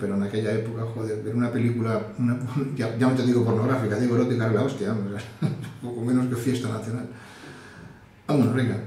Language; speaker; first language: Spanish; native; Spanish